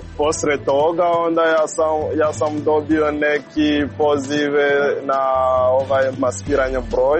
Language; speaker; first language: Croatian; non-native, learner; Rundi